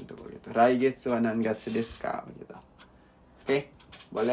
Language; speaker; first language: Japanese; non-native, learner; Indonesian